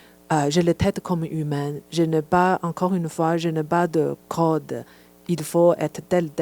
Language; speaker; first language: French; non-native, fluent; Chinese